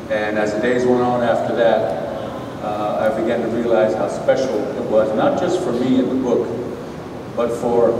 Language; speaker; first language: English; native; English